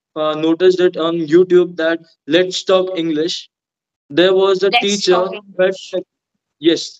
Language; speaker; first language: English; non-native, local second language; Hindi